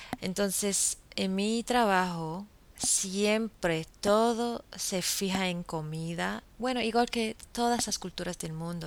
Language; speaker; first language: Spanish; non-native, fluent; English